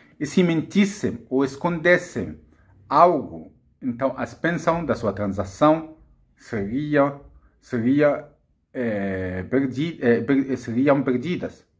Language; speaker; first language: Portuguese; non-native, fluent; Arabic